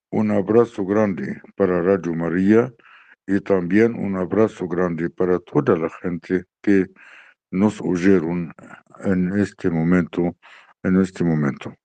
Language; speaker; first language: Spanish; non-native, learner; Arabic